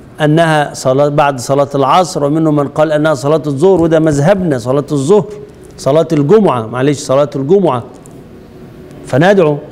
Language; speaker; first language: Arabic; native; Arabic